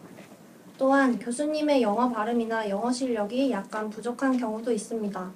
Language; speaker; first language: Korean; native; Korean